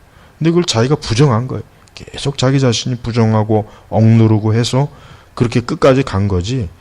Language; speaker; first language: Korean; native; Korean